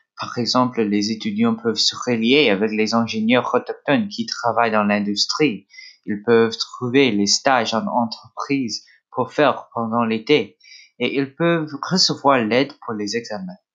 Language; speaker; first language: French; non-native, local second language; English